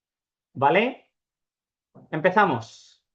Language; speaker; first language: Spanish; non-native, fluent; Urdu